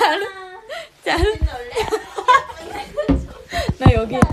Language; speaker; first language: Korean; non-native, fluent; Chinese